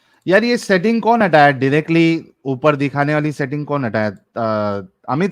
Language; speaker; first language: Hindi; native; Hindi